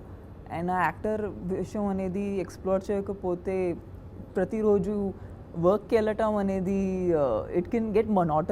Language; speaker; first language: Telugu; non-native, local second language; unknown